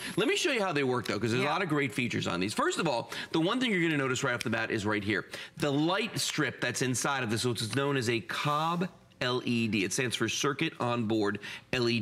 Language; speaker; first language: English; native; English